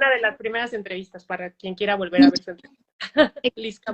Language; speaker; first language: Spanish; native; Spanish